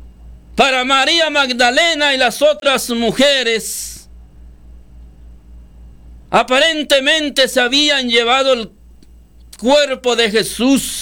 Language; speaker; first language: Spanish; native; Spanish